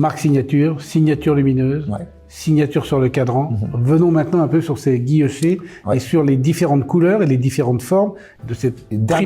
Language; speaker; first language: French; native; French